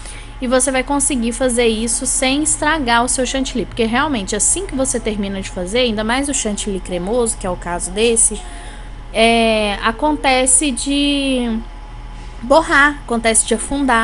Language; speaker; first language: Portuguese; native; Portuguese